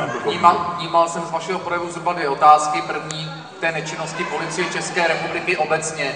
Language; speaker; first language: Czech; native; Czech